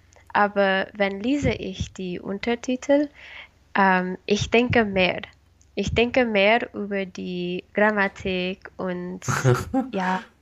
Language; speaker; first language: German; non-native, learner; Spanish